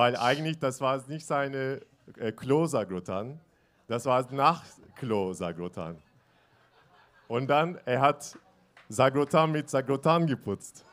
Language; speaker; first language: German; non-native, fluent; Turkish